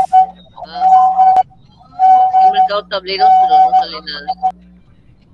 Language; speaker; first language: Spanish; native; Spanish